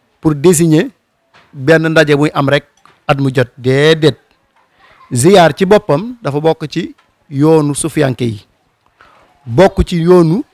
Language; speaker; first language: Wolof; native; Wolof